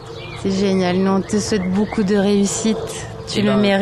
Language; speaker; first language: French; native; French